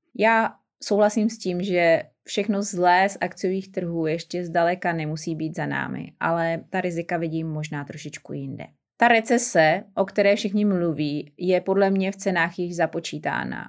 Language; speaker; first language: Czech; native; Czech